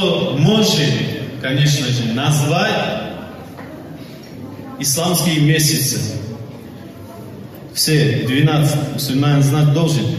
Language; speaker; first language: Russian; non-native, local second language; Kumyk